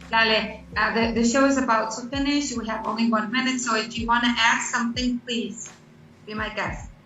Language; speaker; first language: English; non-native, fluent; Spanish